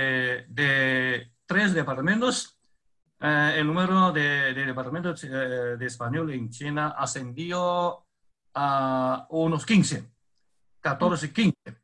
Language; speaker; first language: Spanish; non-native, fluent; Chinese